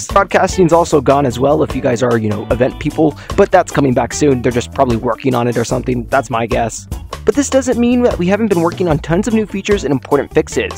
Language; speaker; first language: English; native; English